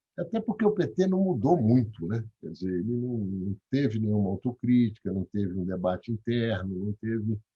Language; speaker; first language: Portuguese; native; Portuguese